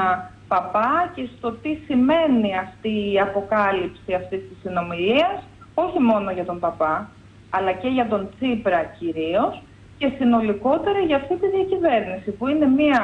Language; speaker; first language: Greek; native; Greek